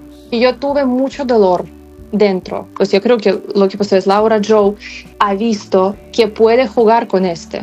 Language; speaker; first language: Spanish; non-native, fluent; Ukrainian